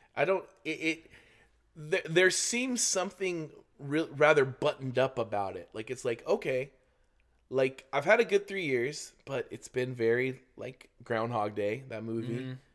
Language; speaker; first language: English; native; English